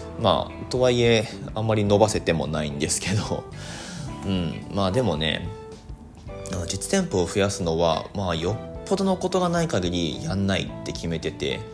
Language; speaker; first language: Japanese; native; Japanese